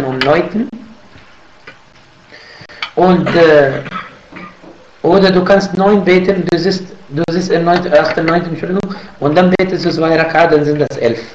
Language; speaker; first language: German; non-native, fluent; Arabic